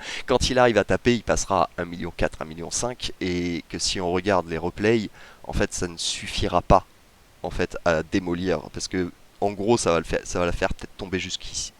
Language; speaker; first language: French; native; French